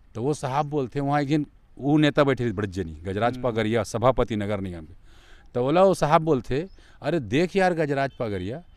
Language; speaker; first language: Hindi; native; Hindi